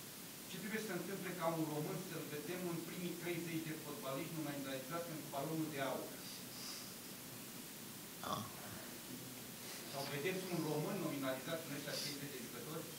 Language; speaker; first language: Romanian; native; Romanian